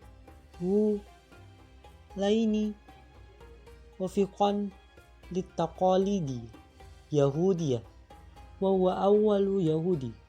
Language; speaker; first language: Arabic; non-native, learner; Indonesian